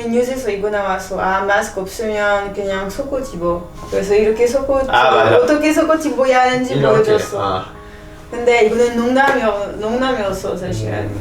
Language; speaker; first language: Korean; non-native, learner; French